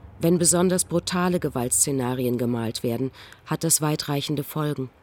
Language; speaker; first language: German; native; German